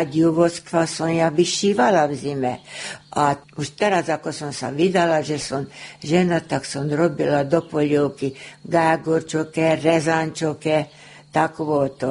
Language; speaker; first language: Slovak; native; Slovak